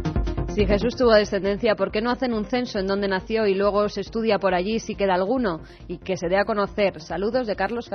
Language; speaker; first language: Spanish; native; Spanish